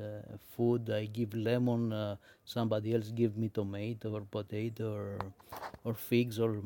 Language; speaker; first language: English; non-native, learner; Greek